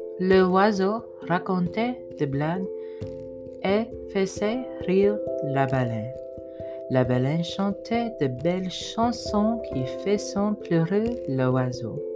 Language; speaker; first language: French; non-native, learner; English